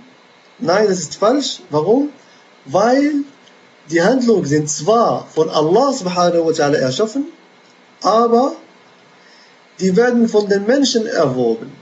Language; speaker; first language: German; non-native, fluent; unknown